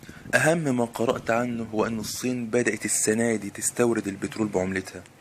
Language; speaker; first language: Arabic; native; Arabic